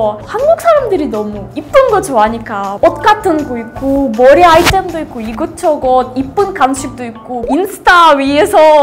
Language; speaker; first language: Korean; non-native, fluent; Russian